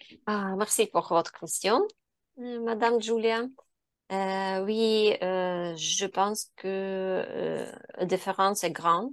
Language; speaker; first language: French; non-native, learner; Ukrainian